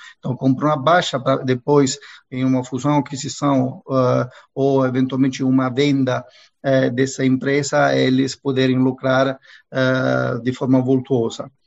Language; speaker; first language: Portuguese; non-native, fluent; Italian